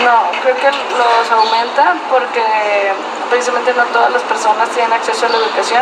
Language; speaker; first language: Spanish; native; Spanish